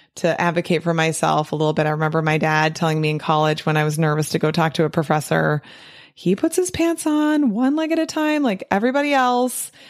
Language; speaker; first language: English; native; English